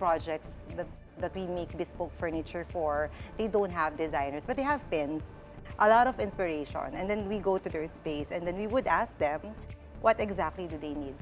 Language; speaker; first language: English; non-native, local second language; Pampanga